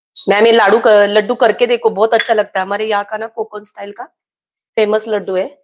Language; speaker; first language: Hindi; non-native, local second language; Marathi